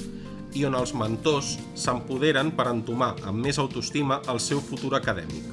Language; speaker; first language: Catalan; native; Catalan